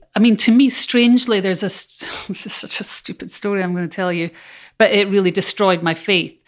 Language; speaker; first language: English; native; English